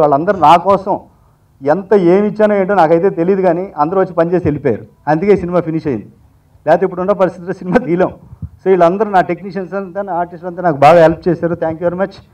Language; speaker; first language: Telugu; native; Telugu